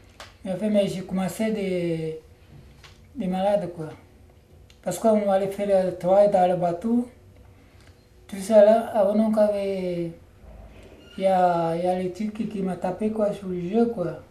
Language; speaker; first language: French; non-native, learner; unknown